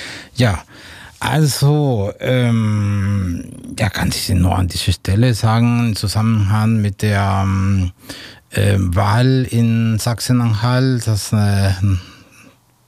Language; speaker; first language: German; non-native, fluent; Spanish